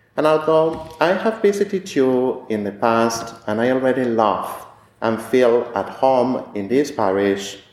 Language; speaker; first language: English; non-native, fluent; Spanish